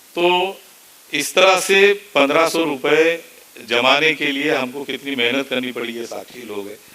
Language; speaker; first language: Hindi; non-native, local second language; Marathi